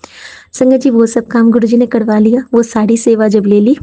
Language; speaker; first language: Hindi; native; Hindi